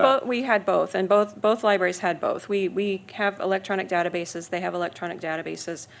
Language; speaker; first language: English; native; English